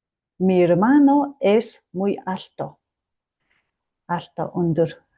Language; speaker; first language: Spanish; non-native, fluent; Mongolian